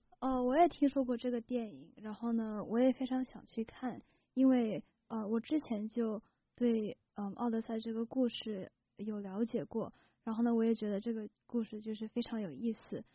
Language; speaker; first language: Chinese; early bilingual, heritage; Chinese